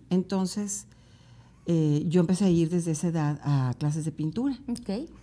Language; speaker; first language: Spanish; native; Spanish